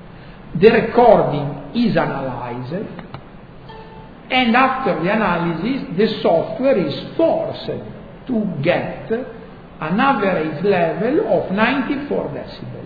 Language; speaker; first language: English; non-native, fluent; Italian